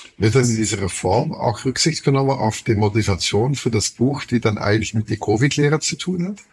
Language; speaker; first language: German; non-native, fluent; Dutch